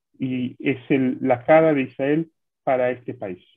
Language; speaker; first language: Spanish; non-native, fluent; Hebrew